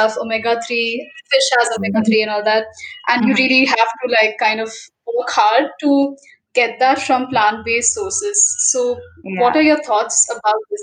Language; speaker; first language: English; non-native, local second language; Bangla